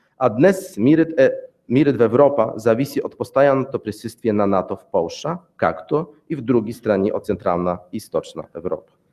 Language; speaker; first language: Bulgarian; non-native, fluent; Polish